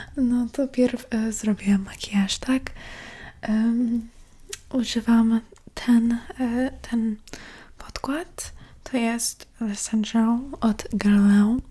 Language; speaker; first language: Polish; early bilingual, heritage; Polish